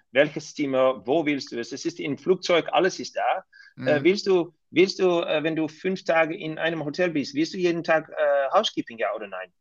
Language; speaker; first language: German; non-native, learner; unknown